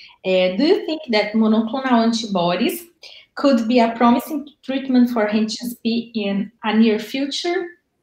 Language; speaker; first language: English; non-native, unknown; Portuguese